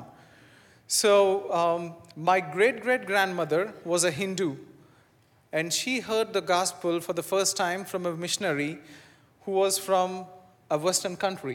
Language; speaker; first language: English; non-native, local second language; Telugu